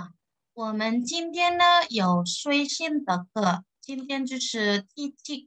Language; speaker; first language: Chinese; non-native, fluent; Indonesian